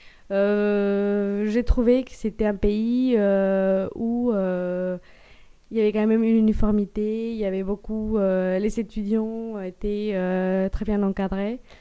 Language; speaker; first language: French; non-native, fluent; Spanish